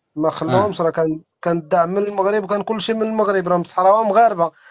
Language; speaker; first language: Arabic; native; Arabic